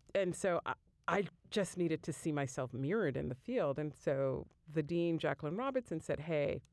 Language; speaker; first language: English; native; English